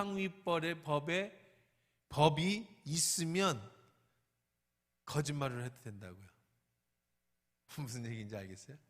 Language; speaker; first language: Korean; native; Korean